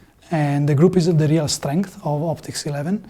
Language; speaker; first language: English; non-native, fluent; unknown